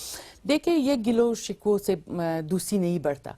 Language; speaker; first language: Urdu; non-native, learner; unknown